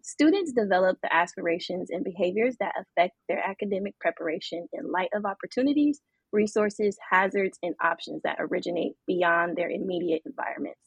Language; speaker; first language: English; native; English